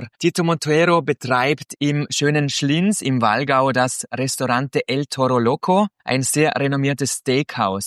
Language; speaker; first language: German; native; German